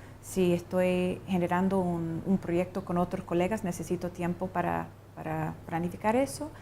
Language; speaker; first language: Spanish; non-native, fluent; English